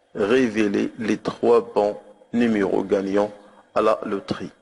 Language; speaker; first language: French; non-native, local second language; Arabic